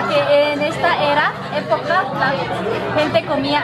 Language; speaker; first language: Spanish; non-native, learner; Korean